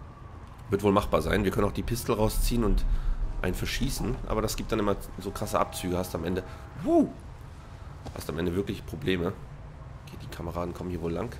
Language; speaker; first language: German; native; German